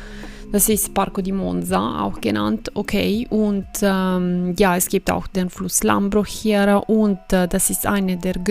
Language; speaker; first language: German; non-native, fluent; Italian